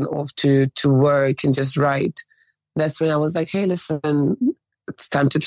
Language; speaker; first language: English; early bilingual, other home language; French